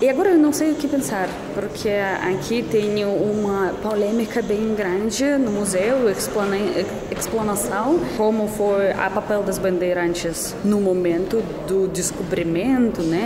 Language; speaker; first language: Portuguese; non-native, fluent; Russian